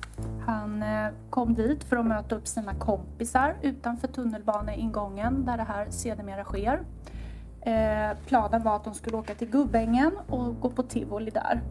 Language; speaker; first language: Swedish; native; Swedish